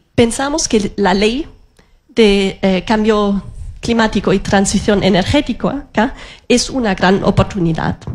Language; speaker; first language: Spanish; non-native, fluent; German